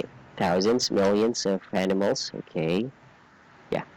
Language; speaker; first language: English; non-native, fluent; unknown